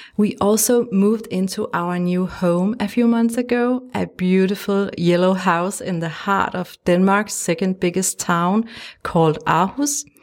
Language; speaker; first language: English; non-native, fluent; Danish